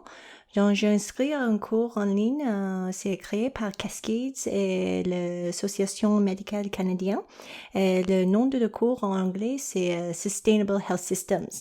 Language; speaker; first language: French; non-native, local second language; English